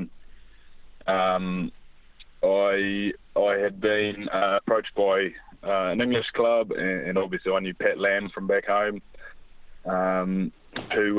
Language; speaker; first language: English; native; English